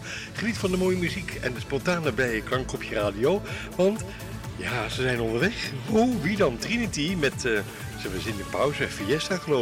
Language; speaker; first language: Dutch; native; Dutch